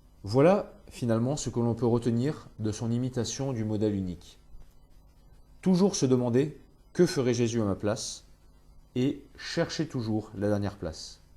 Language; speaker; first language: French; native; French